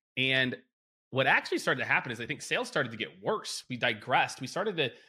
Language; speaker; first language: English; native; English